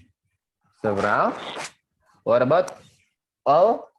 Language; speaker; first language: English; non-native, learner; Indonesian